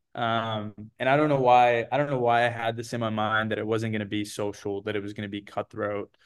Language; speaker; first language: English; early bilingual, other home language; Portuguese